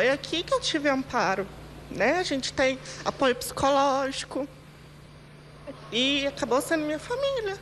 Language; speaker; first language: Portuguese; native; Portuguese